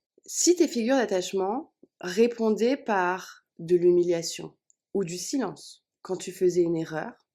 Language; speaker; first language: French; native; French